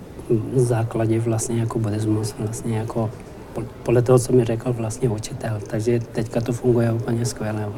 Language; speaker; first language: Czech; non-native, learner; Tibetan